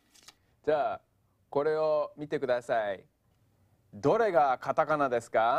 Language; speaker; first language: Japanese; non-native, fluent; English